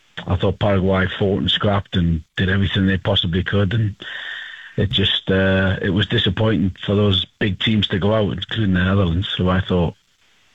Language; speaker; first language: English; native; English